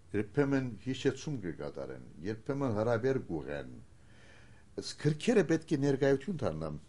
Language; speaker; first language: Armenian; native; Armenian